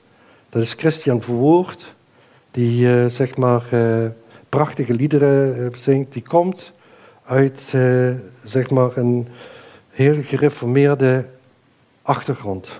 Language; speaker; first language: Dutch; native; Dutch